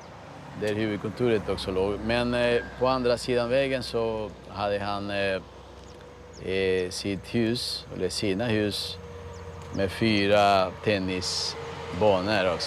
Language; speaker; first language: Swedish; early bilingual, heritage; Swedish